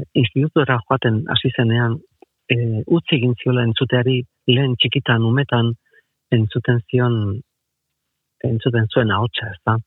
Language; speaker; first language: Basque; non-native, local second language; Spanish